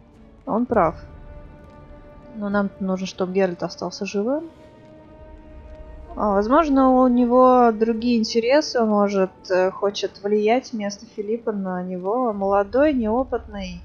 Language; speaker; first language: Russian; native; Russian